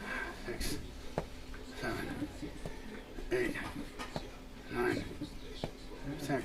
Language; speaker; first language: Spanish; non-native, learner; English